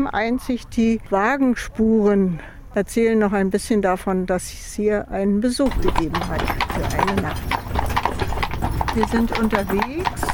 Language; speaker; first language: German; native; German